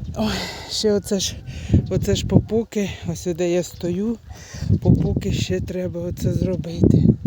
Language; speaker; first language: Ukrainian; non-native, local second language; Russian